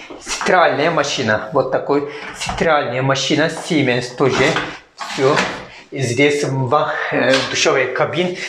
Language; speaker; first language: Russian; non-native, learner; Turkish